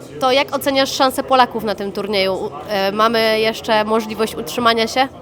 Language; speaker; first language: Polish; native; Polish